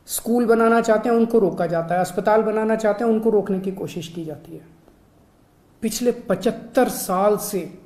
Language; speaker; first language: Hindi; native; Hindi